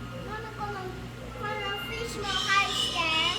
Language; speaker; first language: Japanese; early bilingual, other home language; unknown